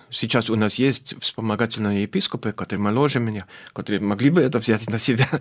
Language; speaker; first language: Russian; non-native, fluent; German